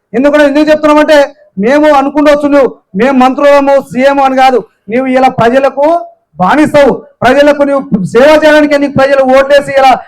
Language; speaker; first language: Telugu; non-native, local second language; Lambadi